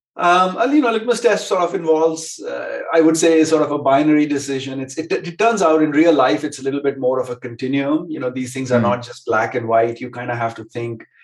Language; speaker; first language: English; non-native, local second language; Hindi